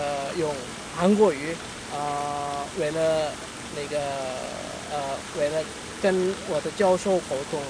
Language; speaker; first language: Chinese; non-native, fluent; Indonesian